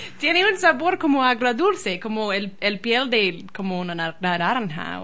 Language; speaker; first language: Spanish; non-native, learner; English